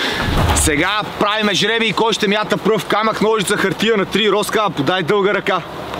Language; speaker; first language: Bulgarian; native; Bulgarian